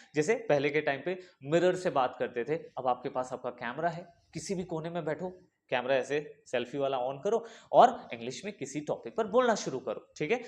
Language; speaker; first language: Hindi; native; Hindi